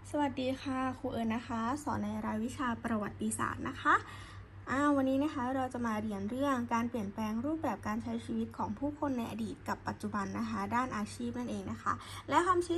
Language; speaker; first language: Thai; native; Thai